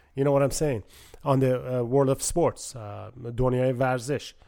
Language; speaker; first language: English; non-native, fluent; Persian